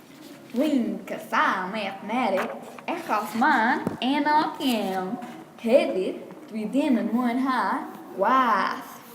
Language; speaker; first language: Welsh; non-native, local second language; English